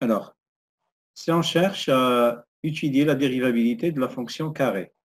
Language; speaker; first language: French; non-native, local second language; Arabic